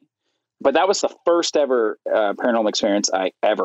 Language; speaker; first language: English; native; English